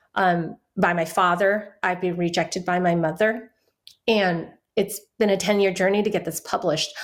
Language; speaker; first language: English; early bilingual, other home language; Chinese